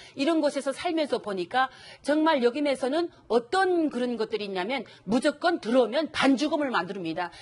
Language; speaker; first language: Korean; native; Korean